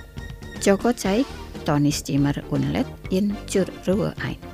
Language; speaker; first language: German; non-native, fluent; Indonesian